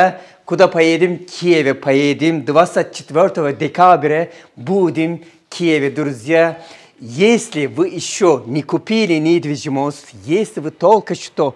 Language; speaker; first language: Russian; non-native, learner; Turkish